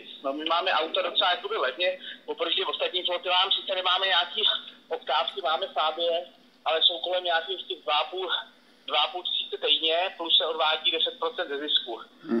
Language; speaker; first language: Czech; native; Czech